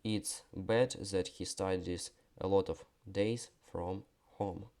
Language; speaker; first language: English; non-native, fluent; Ukrainian